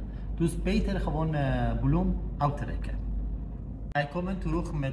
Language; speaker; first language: Dutch; non-native, learner; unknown